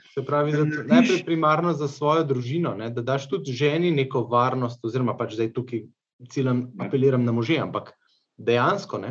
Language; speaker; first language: Slovenian; native; Slovenian